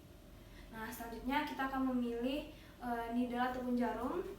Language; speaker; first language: Indonesian; native; Indonesian